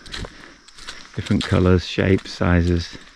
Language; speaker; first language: English; native; English